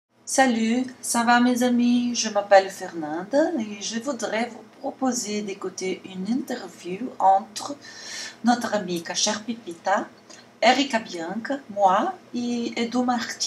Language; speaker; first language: French; non-native, learner; Portuguese